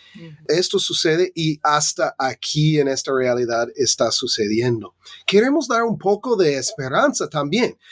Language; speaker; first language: Spanish; non-native, fluent; English